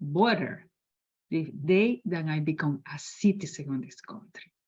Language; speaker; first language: English; non-native, fluent; Spanish